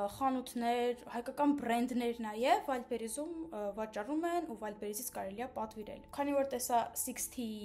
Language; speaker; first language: Armenian; early bilingual, heritage; Armenian